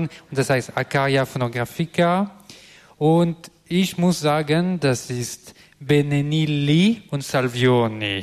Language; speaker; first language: German; non-native, local second language; French